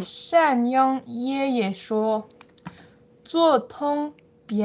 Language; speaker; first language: Chinese; non-native, learner; Tibetan